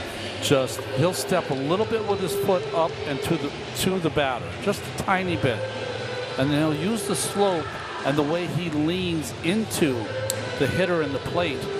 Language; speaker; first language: English; native; English